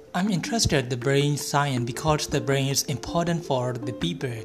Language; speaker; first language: English; non-native, learner; Burmese